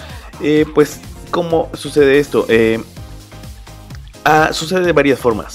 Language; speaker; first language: Spanish; native; Spanish